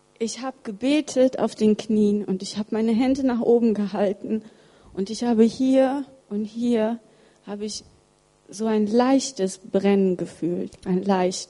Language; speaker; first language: German; early bilingual, other home language; Russian